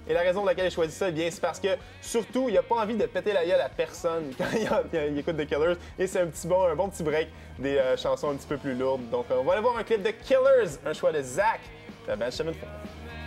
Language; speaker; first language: French; native; French